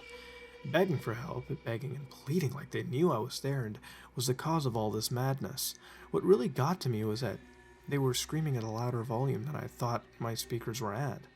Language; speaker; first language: English; native; English